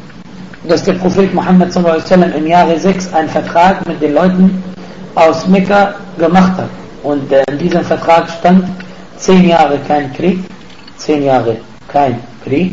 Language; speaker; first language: German; non-native, fluent; Arabic